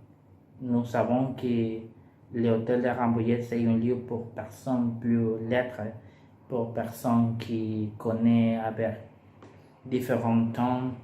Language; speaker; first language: French; non-native, learner; Spanish